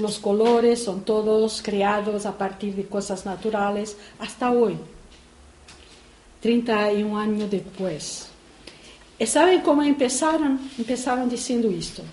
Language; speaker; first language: Spanish; non-native, fluent; Portuguese